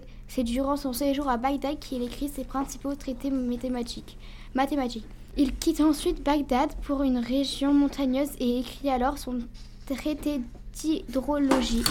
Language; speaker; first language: French; native; French